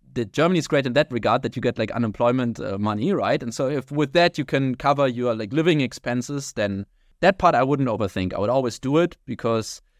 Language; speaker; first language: English; non-native, fluent; German